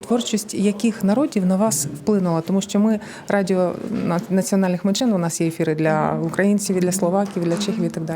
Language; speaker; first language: Ukrainian; native; Ukrainian